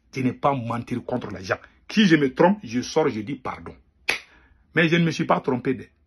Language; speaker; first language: French; non-native, local second language; Bambara